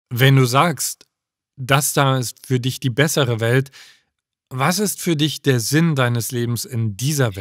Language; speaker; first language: German; native; German